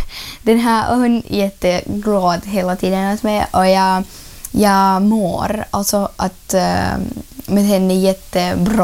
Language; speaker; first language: Swedish; non-native, learner; Ukrainian